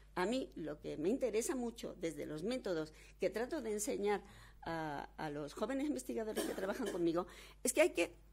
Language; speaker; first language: Spanish; native; Spanish